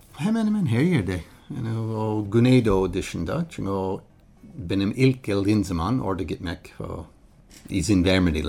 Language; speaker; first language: Turkish; non-native, learner; English